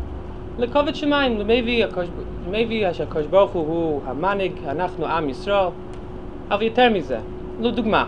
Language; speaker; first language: Hebrew; non-native, fluent; English